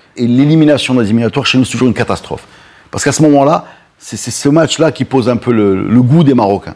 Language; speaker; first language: French; non-native, local second language; Arabic